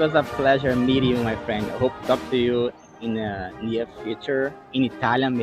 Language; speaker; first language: English; non-native, fluent; Portuguese